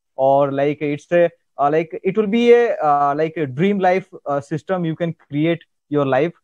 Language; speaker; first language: English; non-native, local second language; Odia